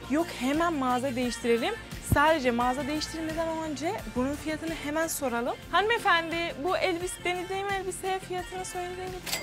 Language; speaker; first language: Turkish; non-native, fluent; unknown